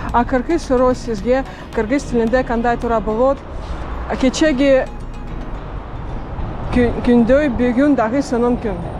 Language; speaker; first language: Kyrgyz; non-native, learner; Russian